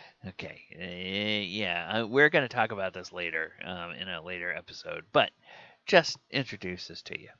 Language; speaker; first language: English; native; English